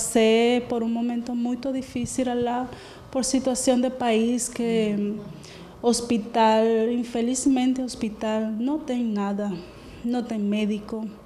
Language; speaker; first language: Portuguese; non-native, learner; Spanish